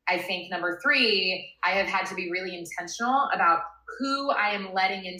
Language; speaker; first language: English; native; English